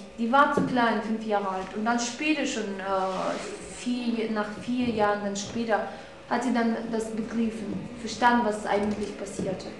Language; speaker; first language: German; non-native, fluent; Russian